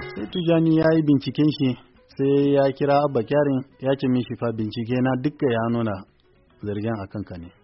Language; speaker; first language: Hausa; non-native, local second language; Kanuri